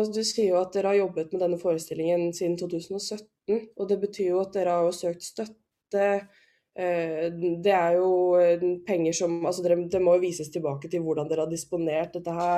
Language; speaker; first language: Norwegian; native; Norwegian